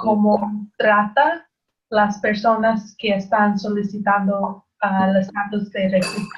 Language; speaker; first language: Spanish; non-native, learner; English